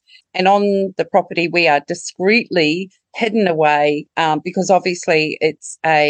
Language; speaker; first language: English; native; English